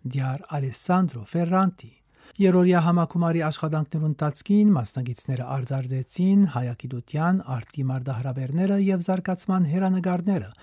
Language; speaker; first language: Armenian; native; Armenian